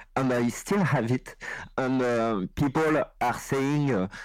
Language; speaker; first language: English; non-native, learner; French